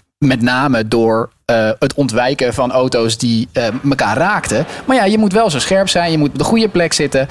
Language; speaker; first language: Dutch; native; Dutch